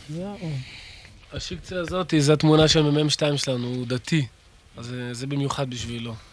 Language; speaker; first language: Hebrew; native; Hebrew